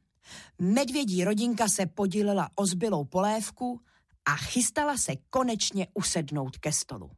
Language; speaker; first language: Czech; native; Czech